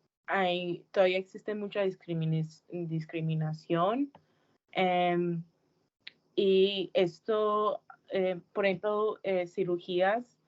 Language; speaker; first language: Spanish; early bilingual, heritage; Spanish